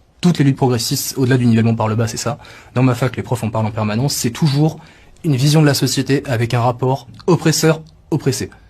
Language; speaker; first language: French; native; French